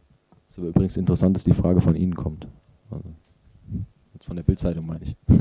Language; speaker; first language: German; native; German